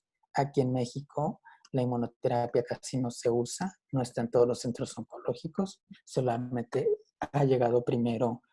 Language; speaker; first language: Spanish; native; Spanish